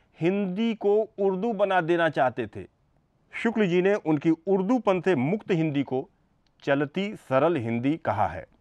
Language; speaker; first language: Hindi; native; Hindi